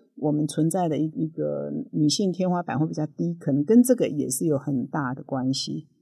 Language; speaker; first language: Chinese; native; Chinese